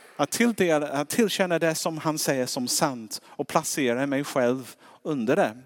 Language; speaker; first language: Swedish; non-native, fluent; English